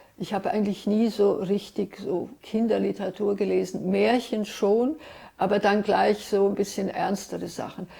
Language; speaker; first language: German; early bilingual, other home language; Hungarian